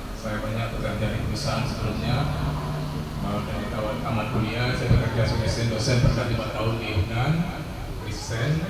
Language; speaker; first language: Indonesian; non-native, local second language; Minangkabau